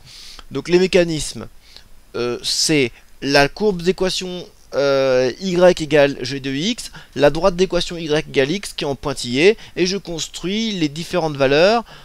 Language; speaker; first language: French; native; French